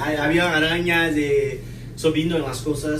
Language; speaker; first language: Spanish; non-native, fluent; Portuguese